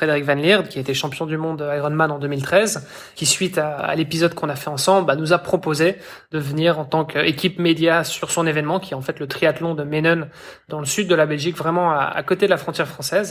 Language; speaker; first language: French; native; French